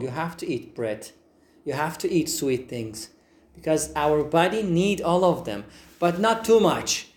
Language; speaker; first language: English; non-native, fluent; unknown